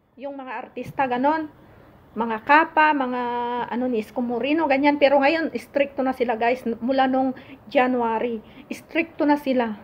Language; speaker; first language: Filipino; native; Filipino